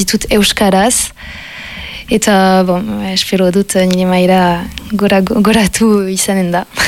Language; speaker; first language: Basque; non-native, local second language; French